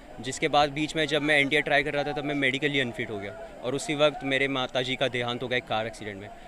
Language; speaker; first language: Hindi; native; Hindi